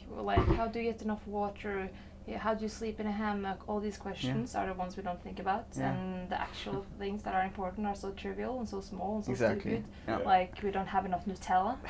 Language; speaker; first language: English; non-native, fluent; Norwegian